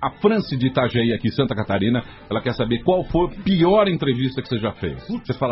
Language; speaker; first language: Portuguese; native; Portuguese